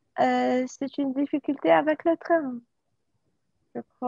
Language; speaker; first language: French; non-native, learner; Arabic